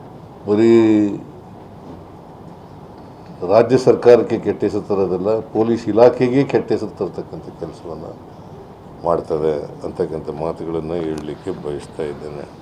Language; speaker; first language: Kannada; native; Kannada